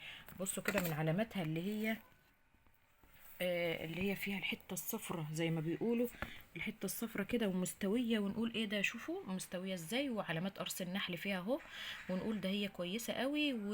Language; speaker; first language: Arabic; native; Arabic